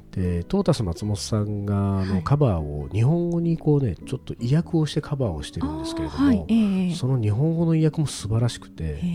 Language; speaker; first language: Japanese; native; Japanese